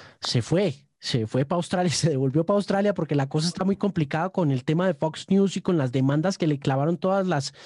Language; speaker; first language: Spanish; native; Spanish